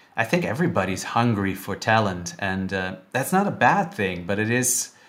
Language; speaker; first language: English; non-native, fluent; Dutch